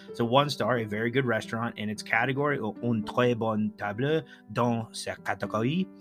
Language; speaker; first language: French; non-native, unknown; English